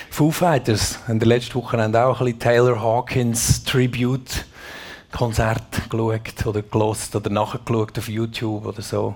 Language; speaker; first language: German; native; German